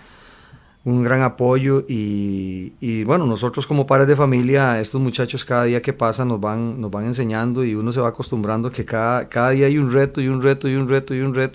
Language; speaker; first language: Spanish; native; Spanish